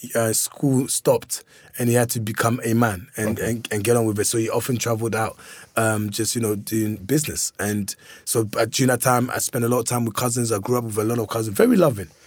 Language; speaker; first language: English; early bilingual, other home language; Lingala